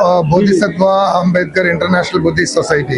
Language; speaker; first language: Hindi; non-native, local second language; Tamil